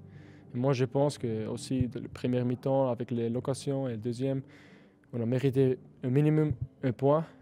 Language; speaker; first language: French; non-native, learner; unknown